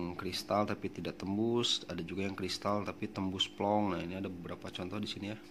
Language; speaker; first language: Indonesian; non-native, local second language; Sundanese